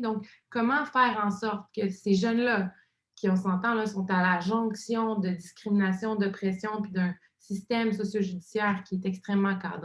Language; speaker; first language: French; native; French